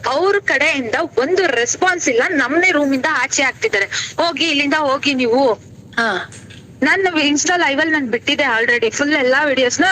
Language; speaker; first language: Kannada; native; Kannada